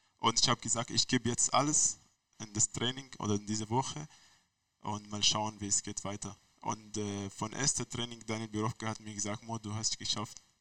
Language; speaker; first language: German; non-native, learner; Arabic